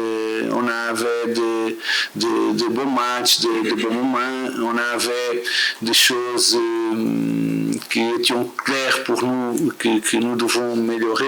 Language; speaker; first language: French; non-native, learner; Portuguese